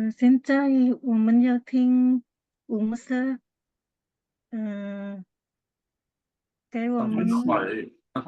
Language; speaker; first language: Chinese; non-native, learner; Indonesian